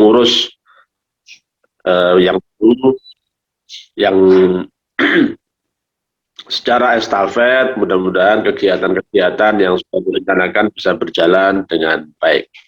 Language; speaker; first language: Malay; native; Malay